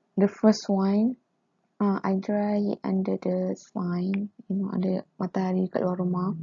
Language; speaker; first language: English; non-native, local second language; Malay